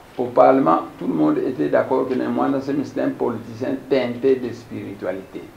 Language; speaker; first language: French; non-native, local second language; Kongo